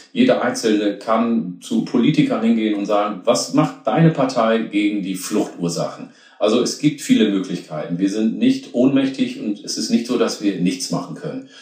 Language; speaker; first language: German; early bilingual, other home language; Oromo